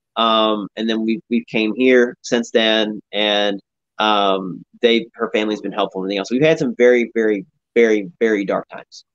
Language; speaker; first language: English; native; English